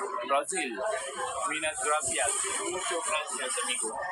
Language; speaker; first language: Spanish; non-native, learner; Malay